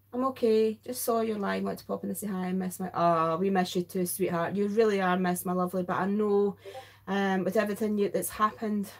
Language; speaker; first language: English; native; English